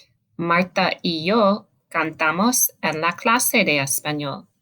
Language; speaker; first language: Spanish; non-native, learner; English